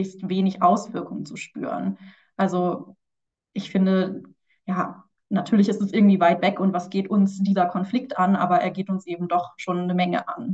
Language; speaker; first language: German; native; German